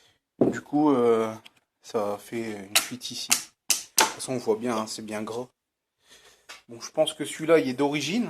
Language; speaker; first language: French; native; French